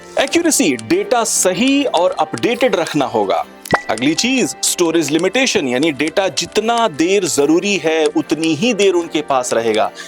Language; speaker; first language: Hindi; native; Hindi